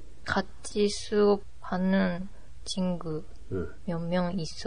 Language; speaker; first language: Korean; non-native, learner; Japanese